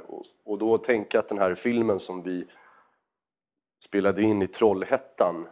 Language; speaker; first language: Swedish; native; Swedish